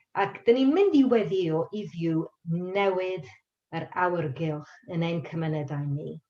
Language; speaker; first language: Welsh; non-native, local second language; English